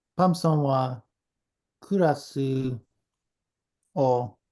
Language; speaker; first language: Japanese; non-native, learner; English